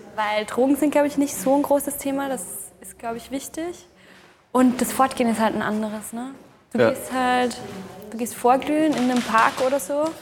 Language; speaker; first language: German; native; German